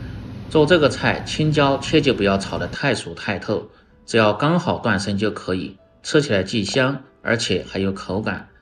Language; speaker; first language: Chinese; native; Chinese